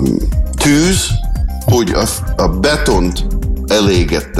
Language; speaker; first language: Hungarian; early bilingual, heritage; Hungarian